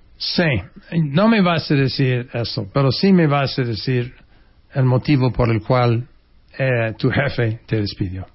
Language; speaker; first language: Spanish; non-native, fluent; English